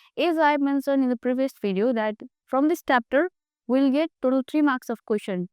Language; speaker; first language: English; non-native, local second language; Nepali